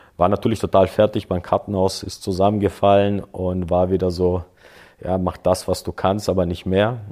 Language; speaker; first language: German; early bilingual, other home language; Croatian